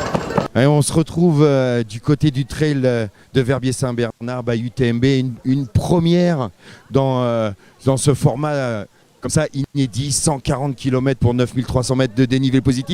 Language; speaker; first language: French; native; French